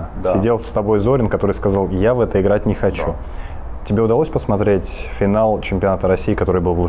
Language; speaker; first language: Russian; native; Russian